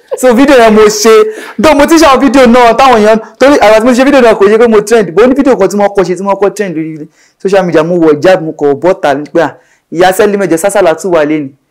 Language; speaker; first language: Yoruba; native; Yoruba